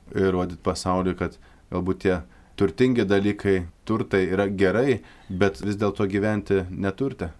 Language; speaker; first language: Lithuanian; native; Lithuanian